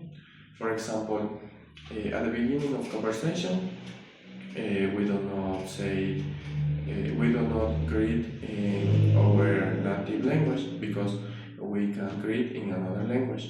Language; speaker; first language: English; non-native, learner; Spanish